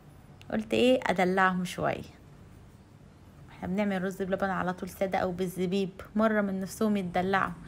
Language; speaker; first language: Arabic; native; Arabic